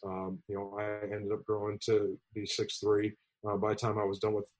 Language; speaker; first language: English; native; English